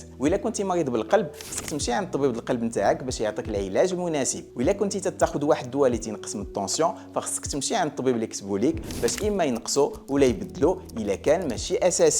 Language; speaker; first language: Arabic; native; Arabic